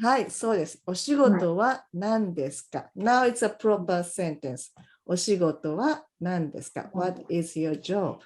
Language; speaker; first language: Japanese; non-native, fluent; English